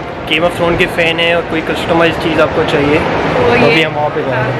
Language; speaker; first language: Urdu; native; Urdu